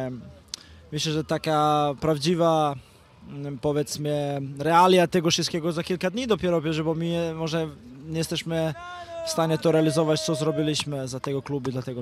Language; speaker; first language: Polish; non-native, fluent; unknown